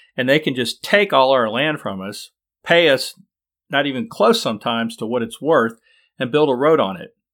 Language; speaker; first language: English; native; English